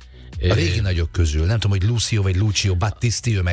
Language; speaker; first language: Hungarian; native; Hungarian